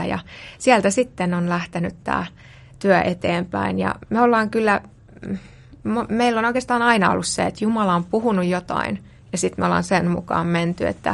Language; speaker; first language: Finnish; native; Finnish